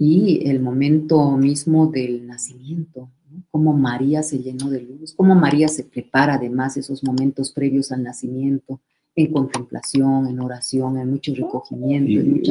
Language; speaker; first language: Spanish; native; Spanish